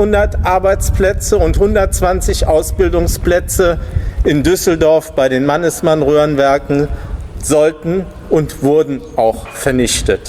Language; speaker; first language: German; native; German